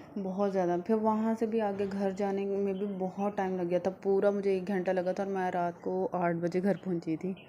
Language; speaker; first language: Urdu; native; Urdu